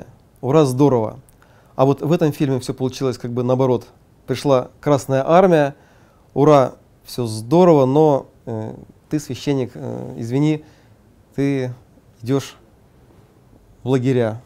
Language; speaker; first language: Russian; native; Russian